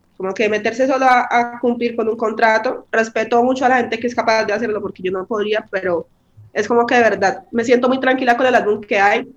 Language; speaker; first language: Spanish; native; Spanish